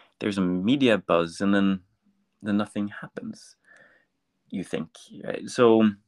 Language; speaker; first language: English; non-native, fluent; Norwegian